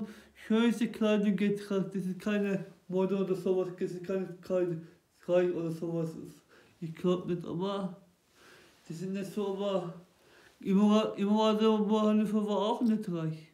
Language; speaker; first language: German; non-native, local second language; Turkish